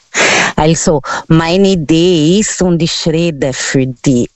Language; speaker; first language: German; non-native, learner; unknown